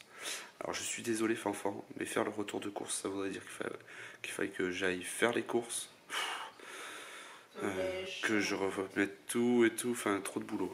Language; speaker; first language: French; native; French